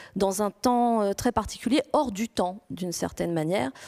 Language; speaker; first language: French; non-native, fluent; Greek